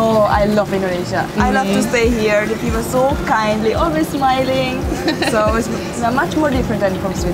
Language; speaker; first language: English; non-native, fluent; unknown